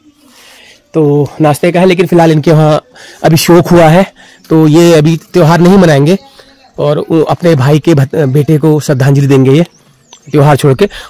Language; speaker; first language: Hindi; native; Hindi